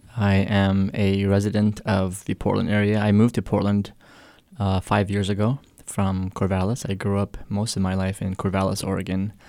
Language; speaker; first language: English; early bilingual, other home language; Arabic